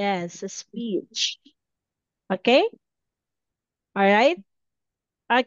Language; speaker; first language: English; non-native, fluent; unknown